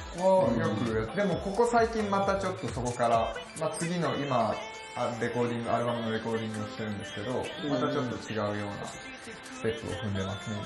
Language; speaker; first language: Japanese; native; Japanese